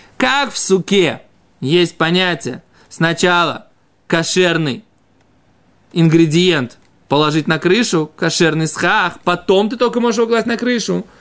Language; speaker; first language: Russian; native; Russian